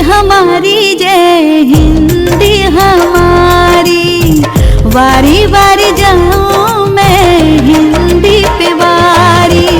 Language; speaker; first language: Hindi; non-native, local second language; Malayalam